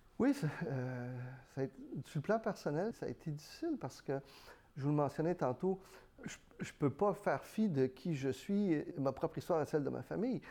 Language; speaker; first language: French; early bilingual, other home language; Spanish